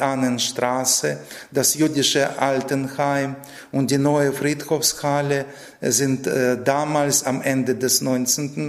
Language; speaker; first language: German; non-native, fluent; Russian